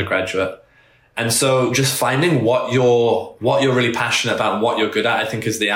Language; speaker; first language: English; native; English